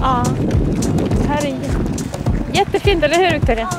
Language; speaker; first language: Swedish; non-native, learner; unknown